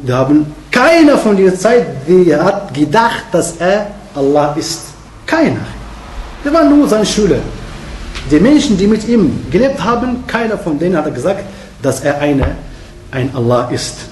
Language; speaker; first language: German; non-native, fluent; Arabic